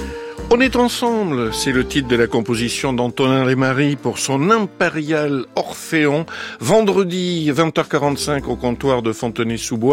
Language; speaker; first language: French; native; French